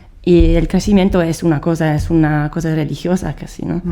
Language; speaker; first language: Spanish; non-native, fluent; Italian